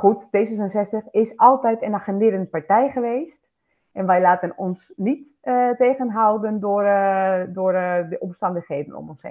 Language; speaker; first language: Dutch; non-native, fluent; Spanish